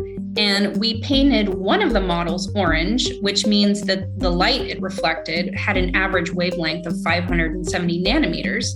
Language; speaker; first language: English; native; English